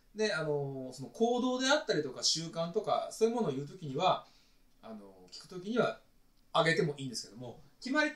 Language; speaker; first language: Japanese; native; Japanese